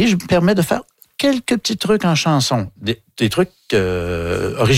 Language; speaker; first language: French; native; French